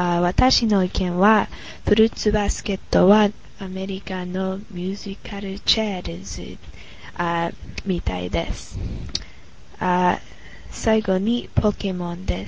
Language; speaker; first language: Japanese; non-native, learner; English